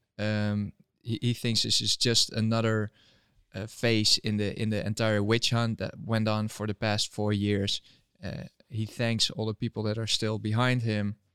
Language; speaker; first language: English; non-native, fluent; Dutch